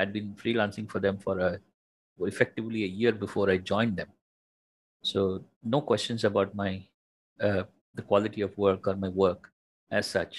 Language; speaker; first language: English; non-native, local second language; Tamil